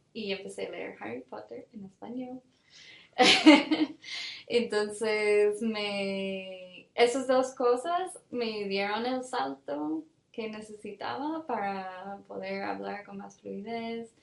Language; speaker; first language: Spanish; non-native, fluent; English